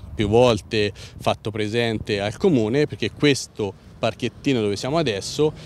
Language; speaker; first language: Italian; native; Italian